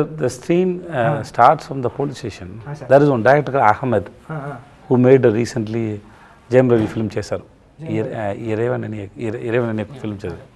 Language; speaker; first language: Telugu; non-native, learner; Tamil